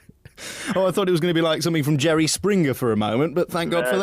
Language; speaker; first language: English; native; English